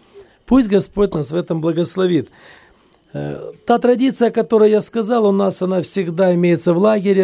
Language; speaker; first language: Russian; native; Russian